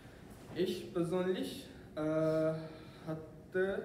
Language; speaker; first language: German; non-native, learner; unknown